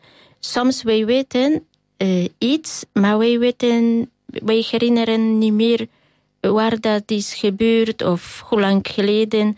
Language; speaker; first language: Dutch; non-native, learner; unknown